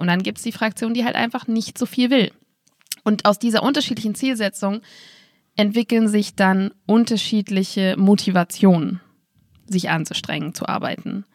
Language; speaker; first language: German; native; German